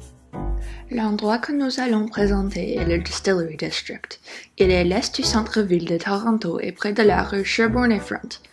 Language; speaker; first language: French; non-native, learner; English